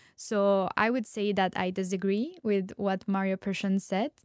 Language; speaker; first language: English; non-native, fluent; Armenian